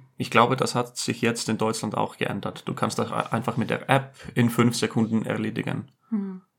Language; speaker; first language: German; non-native, fluent; Icelandic